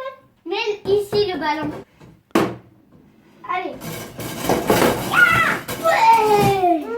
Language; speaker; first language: French; native; French